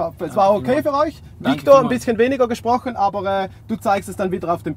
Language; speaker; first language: German; native; German